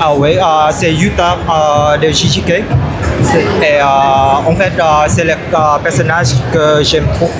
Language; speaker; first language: French; non-native, learner; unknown